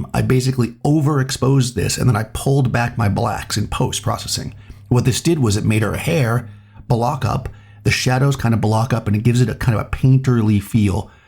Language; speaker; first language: English; native; English